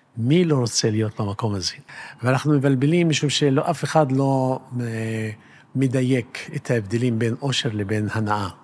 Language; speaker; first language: Hebrew; native; Hebrew